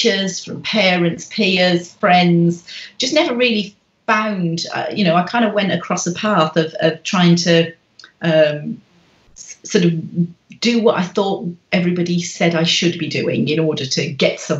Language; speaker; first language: English; native; English